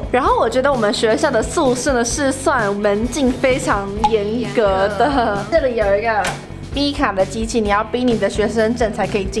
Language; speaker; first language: Chinese; native; Chinese